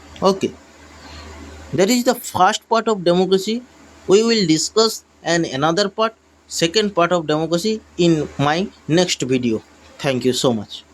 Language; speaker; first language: English; non-native, local second language; Bangla